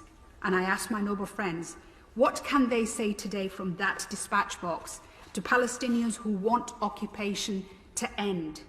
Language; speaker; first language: English; native; English